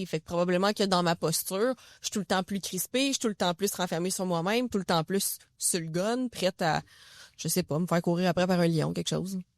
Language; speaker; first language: French; native; French